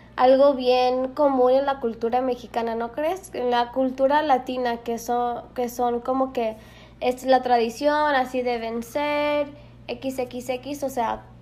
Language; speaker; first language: Spanish; early bilingual, heritage; Spanish